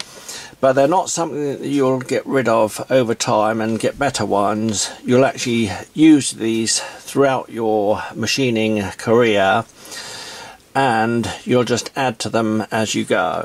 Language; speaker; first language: English; native; English